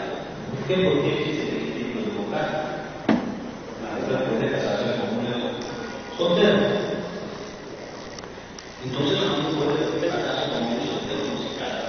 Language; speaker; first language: Spanish; non-native, fluent; Persian